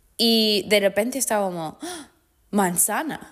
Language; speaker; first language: Spanish; non-native, fluent; English